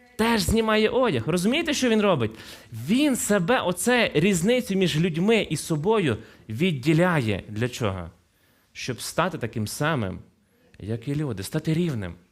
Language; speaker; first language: Ukrainian; non-native, local second language; Russian